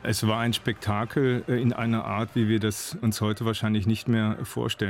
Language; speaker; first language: German; native; German